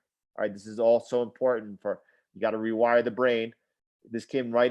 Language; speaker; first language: English; native; English